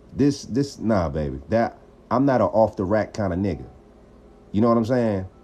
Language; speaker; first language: English; native; English